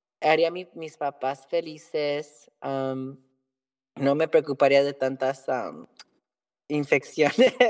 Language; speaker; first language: Spanish; early bilingual, heritage; Spanish